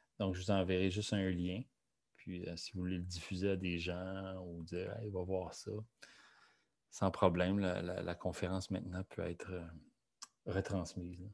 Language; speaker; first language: French; native; French